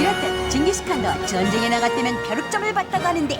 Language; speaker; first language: Korean; native; Korean